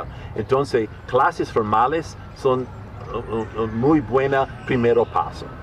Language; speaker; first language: Spanish; non-native, learner; English